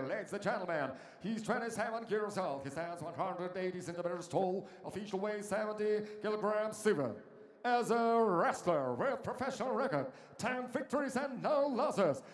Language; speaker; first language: English; non-native, fluent; Russian